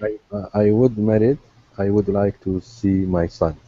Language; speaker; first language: English; non-native, learner; Arabic